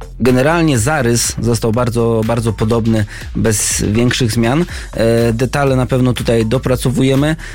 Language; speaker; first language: Polish; native; Polish